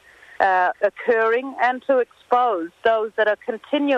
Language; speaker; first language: English; native; English